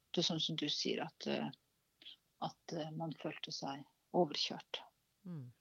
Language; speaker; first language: Norwegian; native; Norwegian